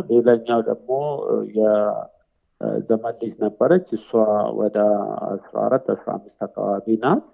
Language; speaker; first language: Amharic; non-native, local second language; Oromo